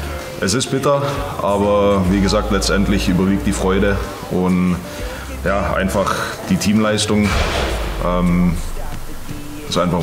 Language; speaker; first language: German; native; German